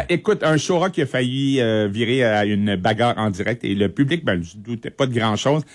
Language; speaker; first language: French; native; French